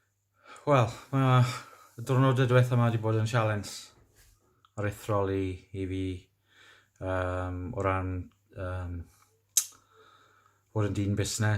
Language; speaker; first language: Welsh; native; Welsh